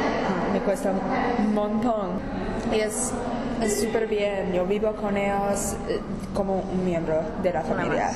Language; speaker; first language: Spanish; non-native, learner; English